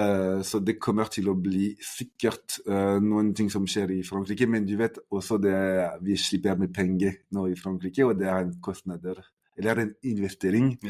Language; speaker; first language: Norwegian; non-native, fluent; French